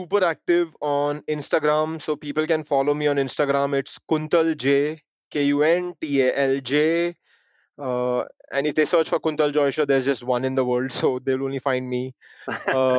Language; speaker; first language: English; non-native, local second language; Hindi